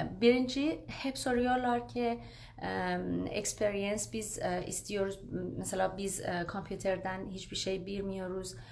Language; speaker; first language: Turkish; non-native, learner; Persian